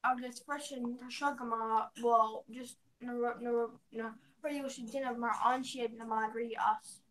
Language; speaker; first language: Irish; non-native, learner; English